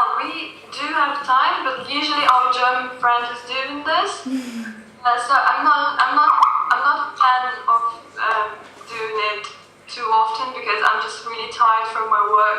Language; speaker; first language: English; non-native, fluent; Russian